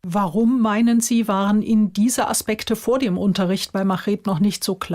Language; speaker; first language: German; native; German